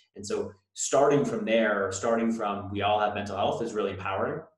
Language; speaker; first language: English; native; English